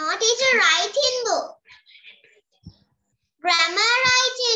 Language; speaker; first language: English; non-native, learner; Sinhala